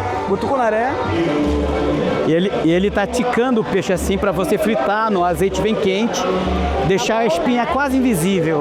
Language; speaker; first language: Portuguese; native; Portuguese